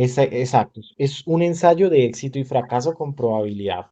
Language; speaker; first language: Spanish; native; Spanish